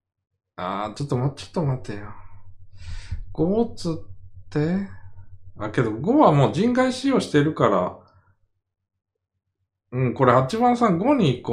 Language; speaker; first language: Japanese; native; Japanese